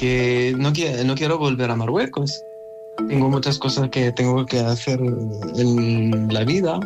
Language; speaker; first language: Spanish; non-native, learner; Arabic